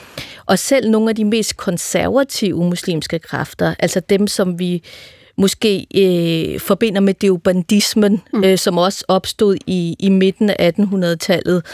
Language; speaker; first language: Danish; native; Danish